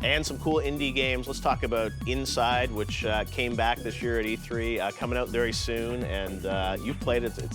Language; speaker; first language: English; native; English